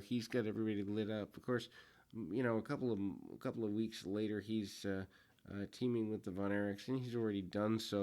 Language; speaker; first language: English; native; English